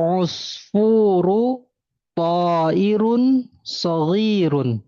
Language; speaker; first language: Arabic; non-native, fluent; Indonesian